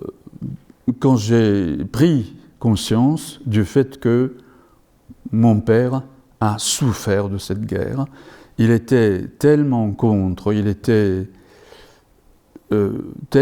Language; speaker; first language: French; non-native, fluent; Japanese